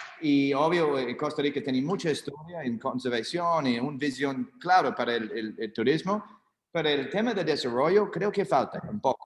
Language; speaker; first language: Spanish; non-native, learner; English